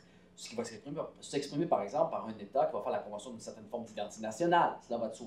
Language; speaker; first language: French; native; French